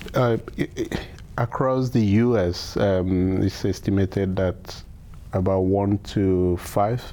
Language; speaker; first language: English; non-native, local second language; Igbo